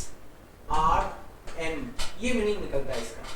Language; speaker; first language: Hindi; native; Hindi